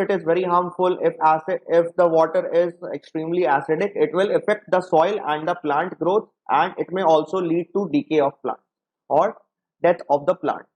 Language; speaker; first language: English; non-native, local second language; Hindi